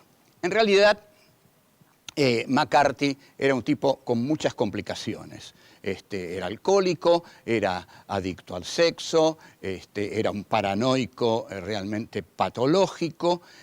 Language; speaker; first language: Spanish; native; Spanish